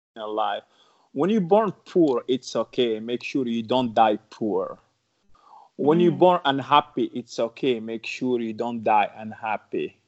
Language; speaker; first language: English; non-native, learner; Arabic